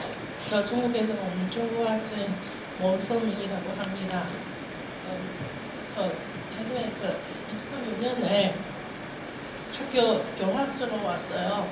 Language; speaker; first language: Korean; non-native, fluent; Chinese